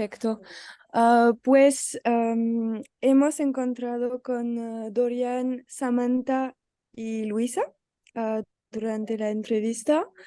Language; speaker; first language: Spanish; non-native, learner; French